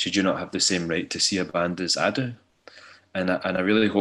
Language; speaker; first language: English; native; English